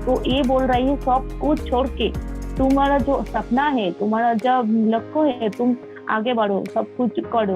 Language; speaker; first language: Hindi; non-native, local second language; Bangla